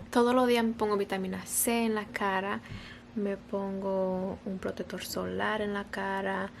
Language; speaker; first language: Spanish; early bilingual, other home language; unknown